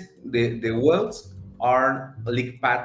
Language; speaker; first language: English; non-native, learner; Spanish